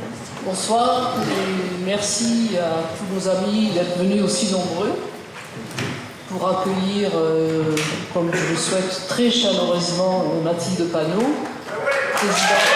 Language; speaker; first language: French; native; French